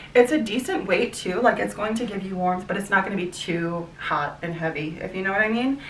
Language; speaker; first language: English; native; English